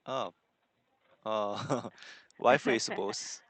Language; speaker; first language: English; non-native, learner; Korean